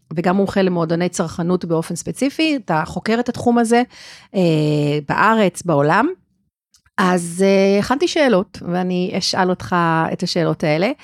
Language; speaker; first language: Hebrew; non-native, fluent; English